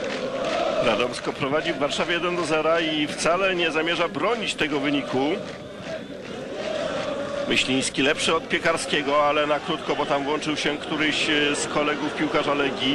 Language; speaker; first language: Polish; native; Polish